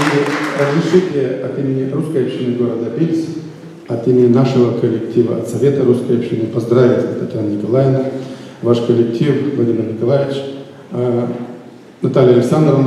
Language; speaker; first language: Russian; native; Russian